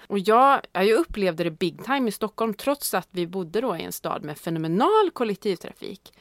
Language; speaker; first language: Swedish; native; Swedish